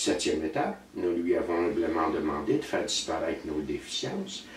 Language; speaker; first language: French; native; French